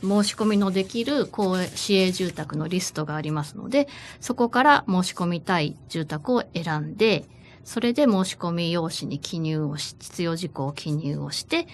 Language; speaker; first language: Japanese; native; Japanese